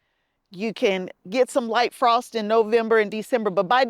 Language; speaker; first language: English; native; English